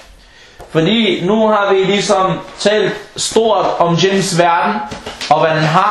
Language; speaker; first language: Danish; non-native, local second language; Arabic